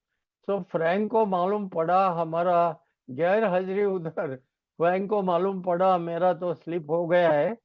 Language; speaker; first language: Hindi; non-native, local second language; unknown